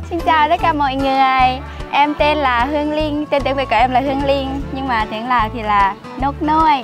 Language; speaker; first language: Vietnamese; non-native, fluent; Lao